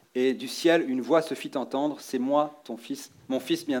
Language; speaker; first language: French; native; French